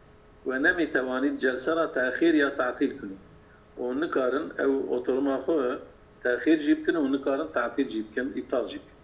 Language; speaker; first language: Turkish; non-native, local second language; Kurdish